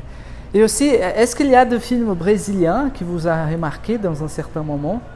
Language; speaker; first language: French; non-native, fluent; Portuguese